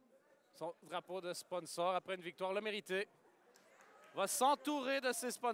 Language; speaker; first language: French; native; French